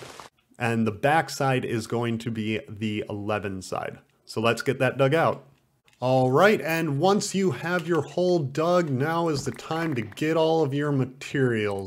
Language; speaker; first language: English; native; English